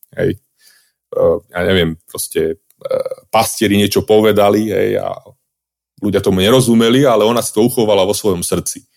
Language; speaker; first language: Slovak; native; Slovak